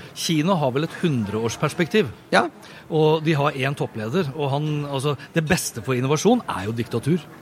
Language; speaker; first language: Norwegian; native; Norwegian